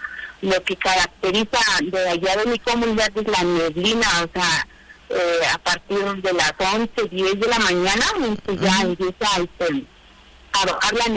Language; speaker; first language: Spanish; native; Spanish